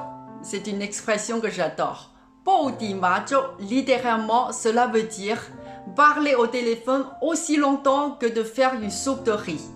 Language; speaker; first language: French; non-native, fluent; Cantonese